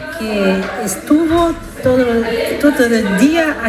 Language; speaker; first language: Spanish; non-native, learner; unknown